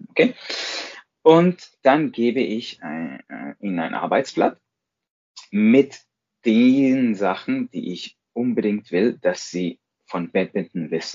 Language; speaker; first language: German; non-native, fluent; Spanish